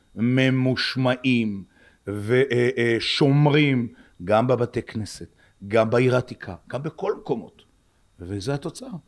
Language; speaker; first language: Hebrew; native; Hebrew